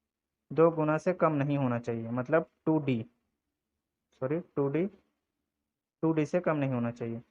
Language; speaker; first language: Hindi; native; Hindi